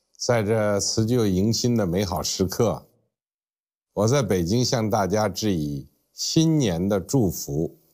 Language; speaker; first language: Chinese; native; Chinese